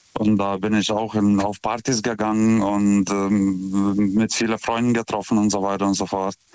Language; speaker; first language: German; non-native, fluent; Lithuanian